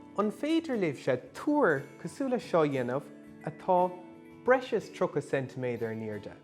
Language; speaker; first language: Irish; non-native, local second language; English